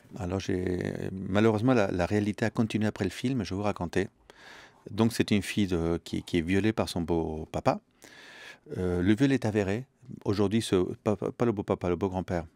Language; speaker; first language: French; early bilingual, other home language; Spanish